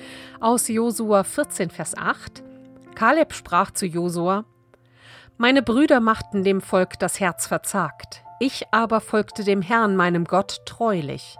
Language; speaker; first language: German; native; German